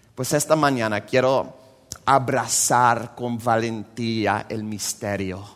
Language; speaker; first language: Spanish; non-native, fluent; English